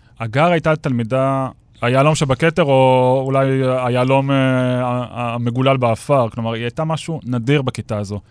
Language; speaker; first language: Hebrew; native; Hebrew